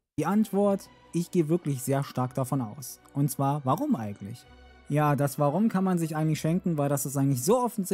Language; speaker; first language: German; native; German